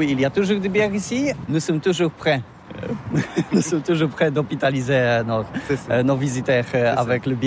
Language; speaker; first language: French; non-native, learner; Polish